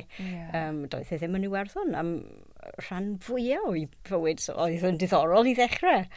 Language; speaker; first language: Welsh; non-native, local second language; English